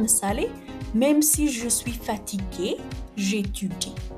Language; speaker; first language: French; non-native, fluent; Amharic